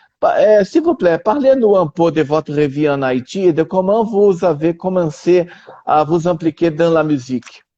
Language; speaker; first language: French; non-native, learner; Portuguese